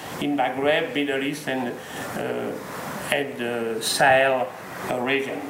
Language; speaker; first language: English; non-native, fluent; French